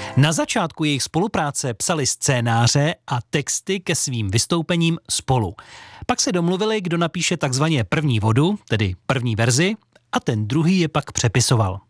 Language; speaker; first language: Czech; native; Czech